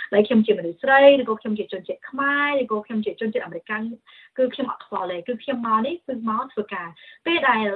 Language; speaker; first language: Khmer; early bilingual, heritage; Khmer